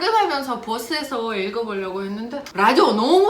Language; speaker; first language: Korean; non-native, fluent; Russian